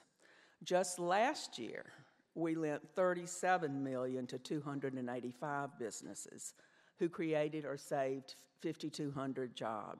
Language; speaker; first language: English; native; English